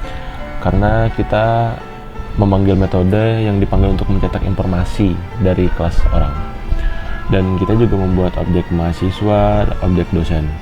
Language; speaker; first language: Indonesian; native; Indonesian